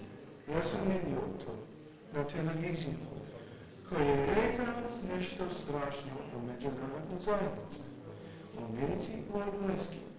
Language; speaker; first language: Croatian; non-native, learner; English